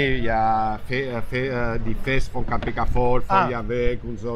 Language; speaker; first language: German; non-native, learner; Spanish